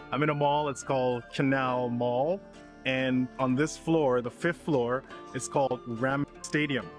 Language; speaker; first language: English; native; English